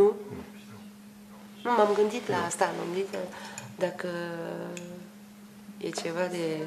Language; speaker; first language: Romanian; non-native, learner; French